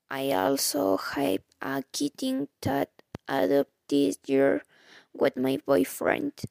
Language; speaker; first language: English; non-native, fluent; Spanish